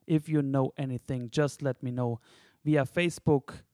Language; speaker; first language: English; non-native, fluent; German